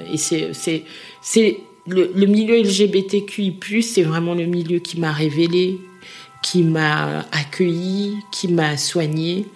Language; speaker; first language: French; native; French